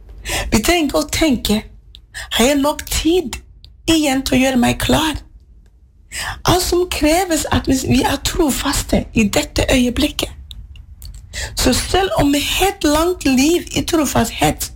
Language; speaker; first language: Norwegian; non-native, fluent; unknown